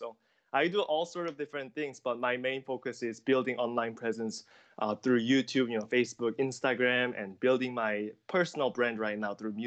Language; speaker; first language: English; non-native, fluent; Korean